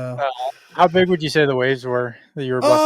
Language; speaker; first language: English; native; English